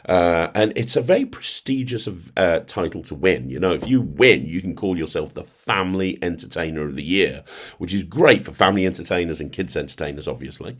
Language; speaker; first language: English; native; English